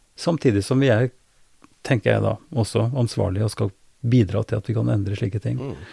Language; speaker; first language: Norwegian; native; Norwegian